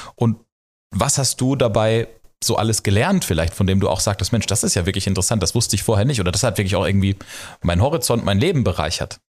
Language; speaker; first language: German; native; German